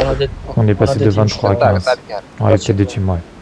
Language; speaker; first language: French; native; French